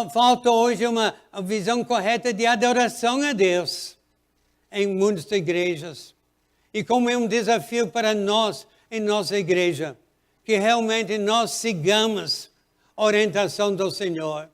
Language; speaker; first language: Portuguese; non-native, fluent; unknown